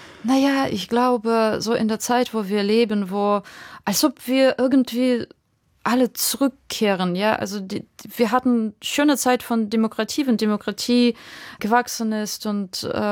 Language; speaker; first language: German; non-native, fluent; Ukrainian